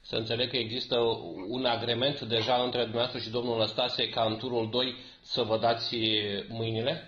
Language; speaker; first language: Romanian; native; Romanian